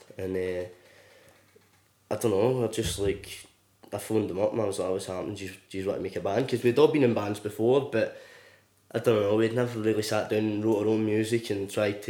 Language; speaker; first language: English; native; English